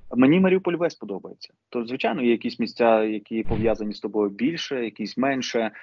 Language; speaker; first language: Ukrainian; non-native, local second language; Russian